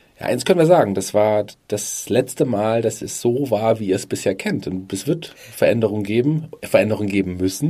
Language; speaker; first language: German; native; German